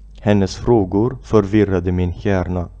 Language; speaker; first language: Swedish; non-native, fluent; Arabic